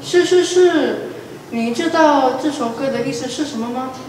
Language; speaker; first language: Chinese; non-native, learner; Indonesian